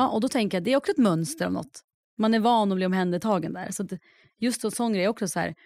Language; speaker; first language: Swedish; native; Swedish